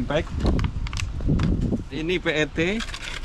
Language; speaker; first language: Indonesian; native; Indonesian